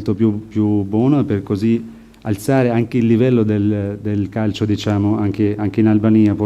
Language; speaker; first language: Italian; non-native, fluent; Albanian